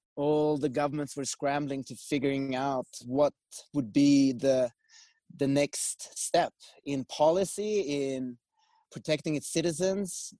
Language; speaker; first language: English; non-native, fluent; Swedish